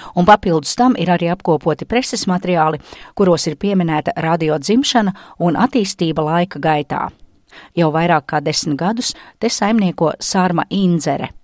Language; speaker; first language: Latvian; native; Latvian